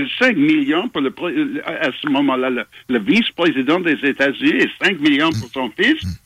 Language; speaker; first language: French; non-native, fluent; English